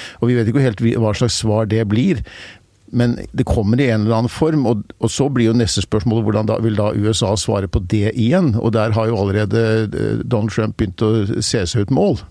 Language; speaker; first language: Norwegian; native; Norwegian